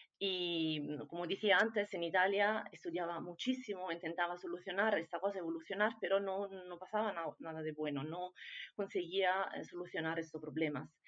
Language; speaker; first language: Spanish; non-native, fluent; Italian